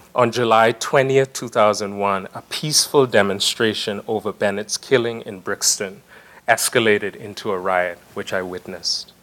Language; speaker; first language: English; native; English